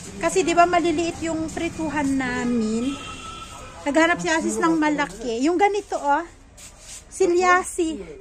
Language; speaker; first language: Filipino; native; Filipino